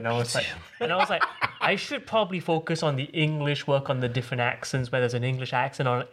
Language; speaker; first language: English; native; English